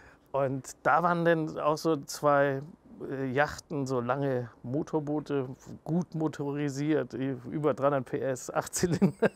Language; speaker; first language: German; native; German